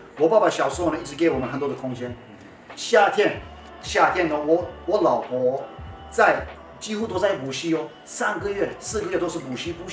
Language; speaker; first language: Chinese; non-native, fluent; Turkish